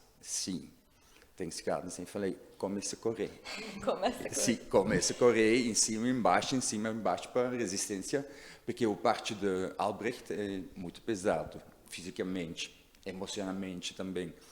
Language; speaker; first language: Portuguese; non-native, learner; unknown